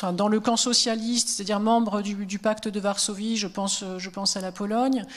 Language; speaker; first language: French; native; French